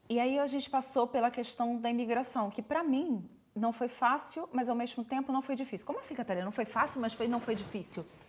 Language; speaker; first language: Portuguese; native; Portuguese